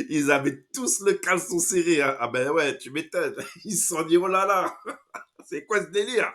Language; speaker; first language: French; native; French